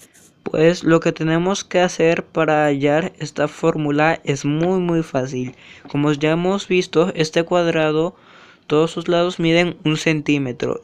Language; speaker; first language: Spanish; native; Spanish